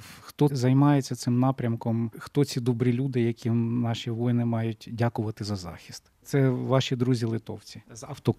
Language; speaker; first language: Ukrainian; native; Ukrainian